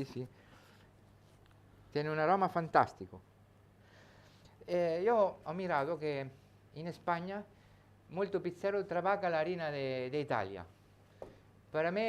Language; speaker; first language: Spanish; non-native, learner; Italian